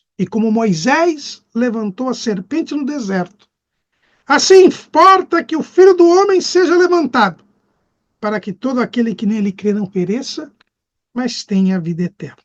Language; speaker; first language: Portuguese; native; Portuguese